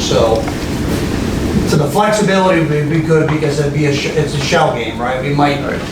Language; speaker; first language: English; native; English